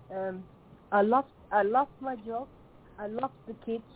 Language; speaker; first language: English; non-native, fluent; Dutch